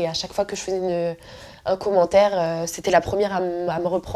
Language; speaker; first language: French; native; French